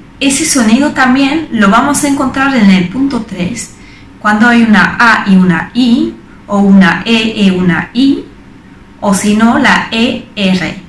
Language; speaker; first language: Spanish; non-native, fluent; French